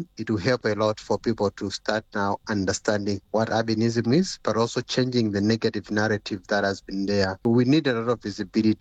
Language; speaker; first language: English; non-native, local second language; Nyanja